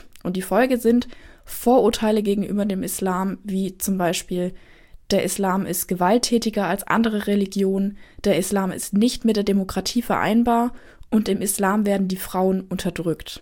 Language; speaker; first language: German; native; German